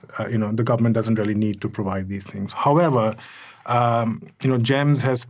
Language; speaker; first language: English; non-native, local second language; Hindi